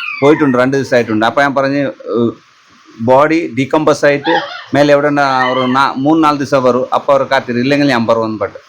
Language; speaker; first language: Malayalam; non-native, learner; Kannada